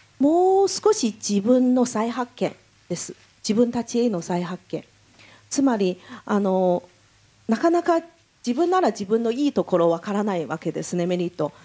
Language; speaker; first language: Japanese; non-native, fluent; Chinese